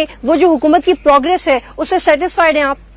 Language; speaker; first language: Urdu; native; Urdu